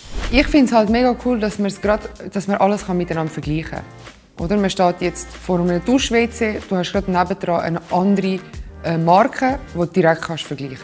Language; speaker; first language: German; native; German